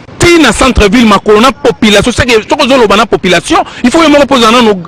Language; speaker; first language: Lingala; native; Lingala